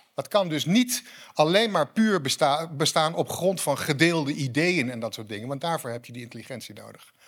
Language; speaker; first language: Dutch; native; Dutch